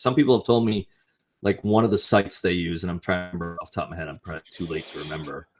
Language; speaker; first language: English; native; English